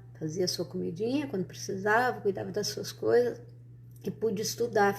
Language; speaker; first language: Portuguese; native; Portuguese